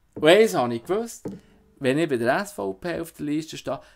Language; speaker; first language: German; native; German